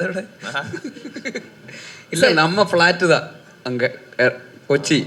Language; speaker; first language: Tamil; non-native, learner; Malayalam